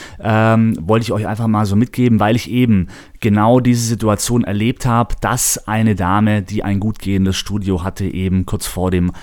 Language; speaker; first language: German; native; German